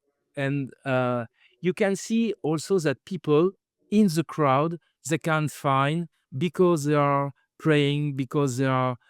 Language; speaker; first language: English; non-native, fluent; French